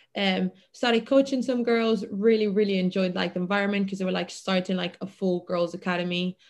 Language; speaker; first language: English; non-native, fluent; Catalan